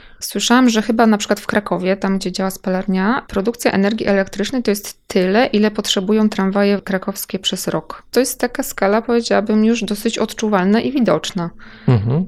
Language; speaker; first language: Polish; native; Polish